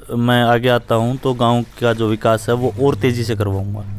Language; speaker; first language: Hindi; native; Hindi